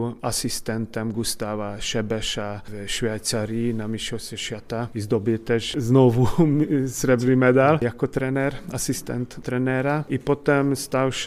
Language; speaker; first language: Polish; non-native, fluent; Hungarian